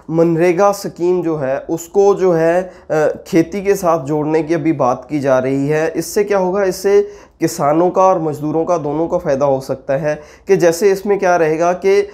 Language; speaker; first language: Hindi; non-native, local second language; Punjabi